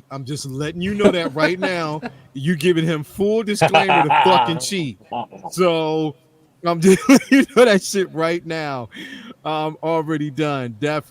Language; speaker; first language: English; native; English